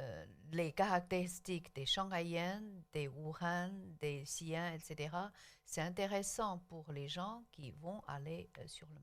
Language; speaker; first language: French; non-native, local second language; Chinese